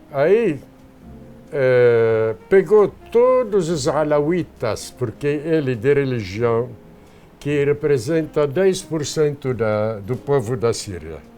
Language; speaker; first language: Portuguese; non-native, fluent; Arabic